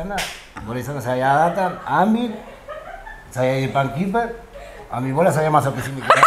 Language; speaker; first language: Indonesian; non-native, fluent; Spanish